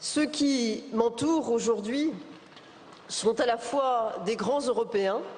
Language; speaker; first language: French; native; French